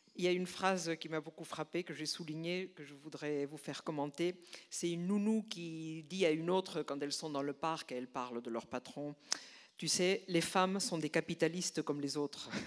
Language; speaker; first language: French; non-native, fluent; Spanish